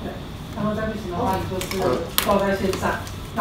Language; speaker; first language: Chinese; native; Chinese